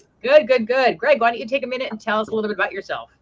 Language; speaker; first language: English; native; English